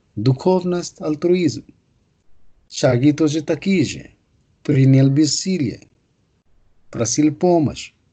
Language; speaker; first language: Russian; non-native, fluent; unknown